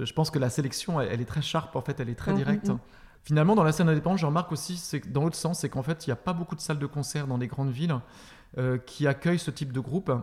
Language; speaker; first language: French; native; French